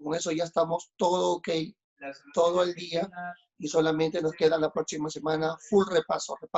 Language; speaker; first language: Spanish; native; Spanish